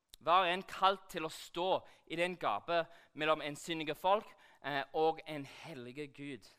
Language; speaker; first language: Norwegian; non-native, fluent; English